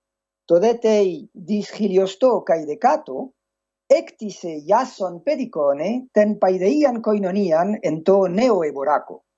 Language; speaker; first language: Greek; non-native, fluent; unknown